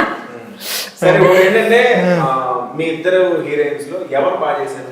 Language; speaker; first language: Telugu; native; Telugu